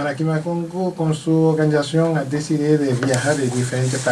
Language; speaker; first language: Spanish; non-native, learner; French